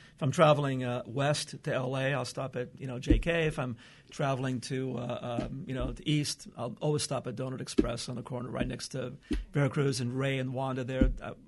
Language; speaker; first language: English; early bilingual, other home language; Portuguese